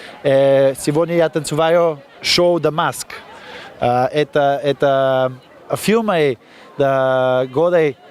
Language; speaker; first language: Russian; non-native, learner; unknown